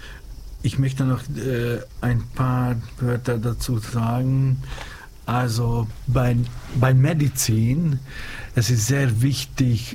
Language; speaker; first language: German; non-native, fluent; Hungarian